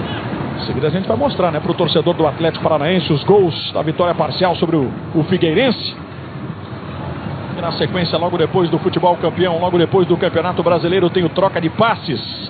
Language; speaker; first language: Portuguese; native; Portuguese